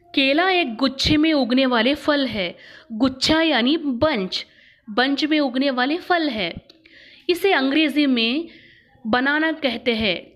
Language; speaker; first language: Hindi; non-native, local second language; Kannada